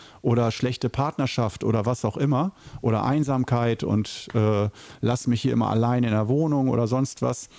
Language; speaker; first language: German; native; German